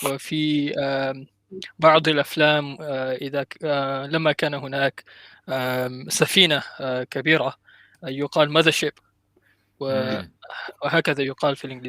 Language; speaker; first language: Arabic; non-native, learner; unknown